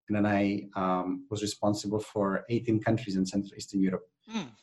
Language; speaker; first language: English; non-native, fluent; Czech